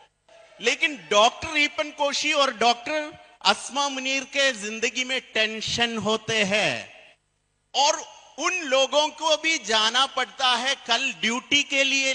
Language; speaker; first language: Hindi; non-native, fluent; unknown